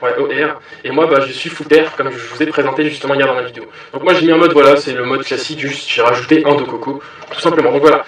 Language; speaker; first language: French; native; French